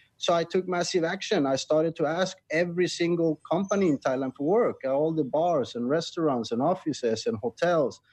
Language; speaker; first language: English; non-native, fluent; Swedish